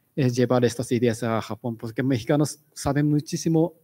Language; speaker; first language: Spanish; non-native, fluent; Japanese